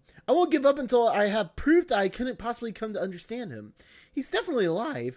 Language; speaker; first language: English; native; English